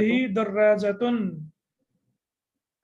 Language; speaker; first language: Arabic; non-native, fluent; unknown